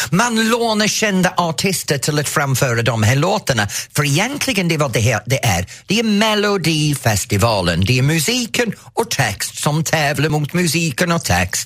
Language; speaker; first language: Swedish; non-native, fluent; English